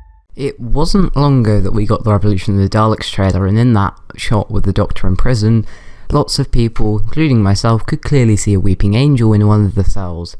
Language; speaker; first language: English; native; English